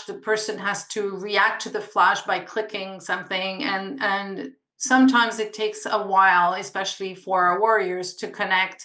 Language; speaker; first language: English; non-native, local second language; French